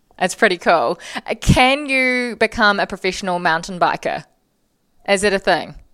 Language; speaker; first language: English; native; English